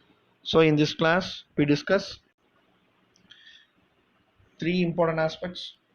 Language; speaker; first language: English; non-native, local second language; Tamil